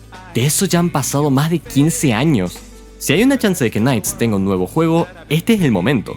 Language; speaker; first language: Spanish; native; Spanish